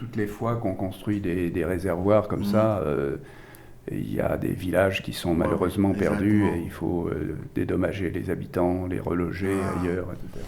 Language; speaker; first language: French; native; French